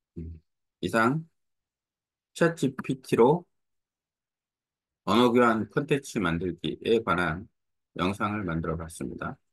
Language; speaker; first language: Korean; native; Korean